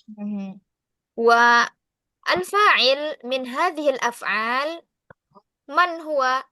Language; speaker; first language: Arabic; non-native, fluent; Indonesian